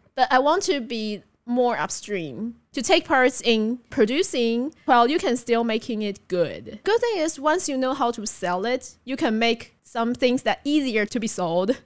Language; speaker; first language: English; non-native, fluent; Chinese